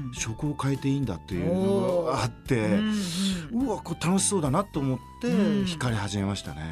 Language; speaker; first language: Japanese; native; Japanese